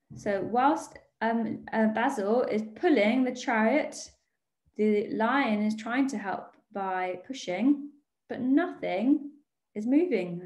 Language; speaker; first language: English; native; English